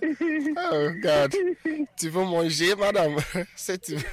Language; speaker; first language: French; non-native, fluent; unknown